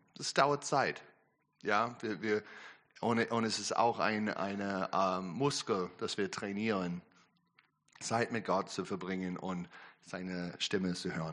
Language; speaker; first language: German; non-native, learner; English